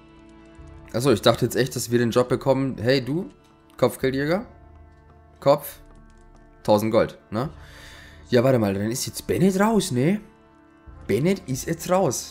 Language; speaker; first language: German; native; German